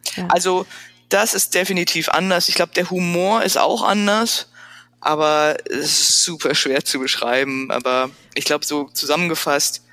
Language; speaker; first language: German; native; German